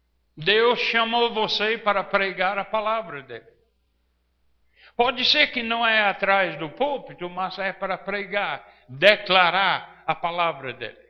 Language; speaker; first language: Portuguese; non-native, fluent; English